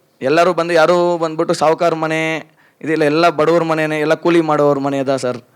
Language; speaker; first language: Kannada; non-native, local second language; Lambadi